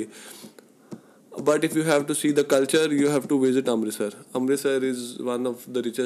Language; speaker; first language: English; non-native, local second language; Punjabi